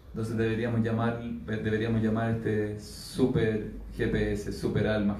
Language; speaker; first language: Spanish; native; Spanish